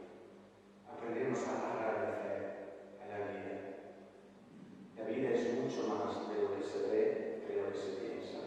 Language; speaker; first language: Spanish; non-native, fluent; Italian